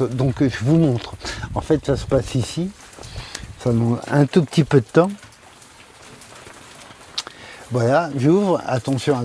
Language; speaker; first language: French; native; French